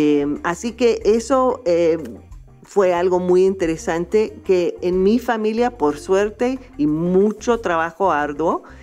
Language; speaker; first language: Spanish; non-native, fluent; English